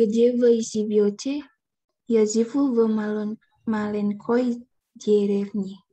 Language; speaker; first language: Russian; non-native, learner; Indonesian